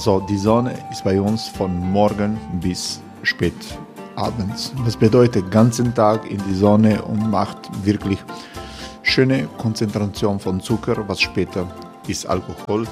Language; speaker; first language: German; non-native, fluent; Croatian